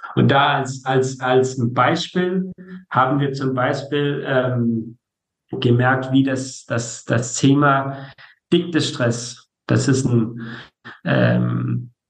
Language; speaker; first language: German; non-native, fluent; Danish